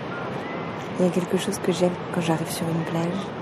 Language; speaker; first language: French; native; French